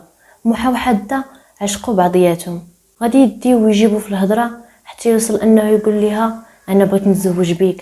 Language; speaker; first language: Arabic; native; Arabic